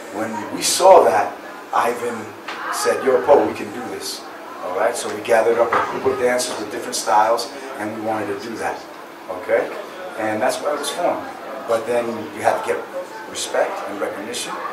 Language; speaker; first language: English; native; English